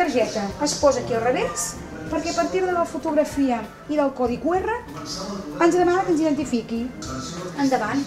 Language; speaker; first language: Catalan; native; Catalan